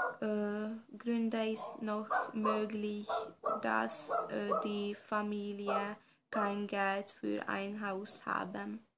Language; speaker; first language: German; non-native, learner; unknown